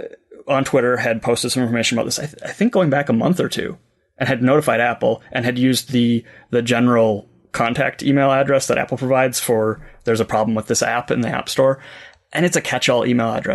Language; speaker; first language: English; native; English